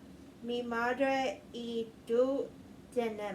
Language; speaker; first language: Spanish; non-native, learner; English